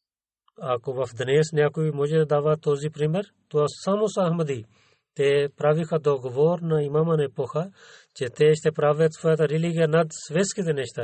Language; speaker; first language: Bulgarian; non-native, learner; Urdu